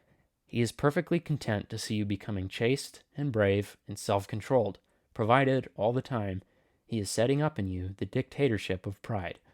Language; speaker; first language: English; native; English